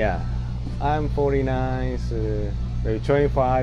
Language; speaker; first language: English; non-native, learner; Japanese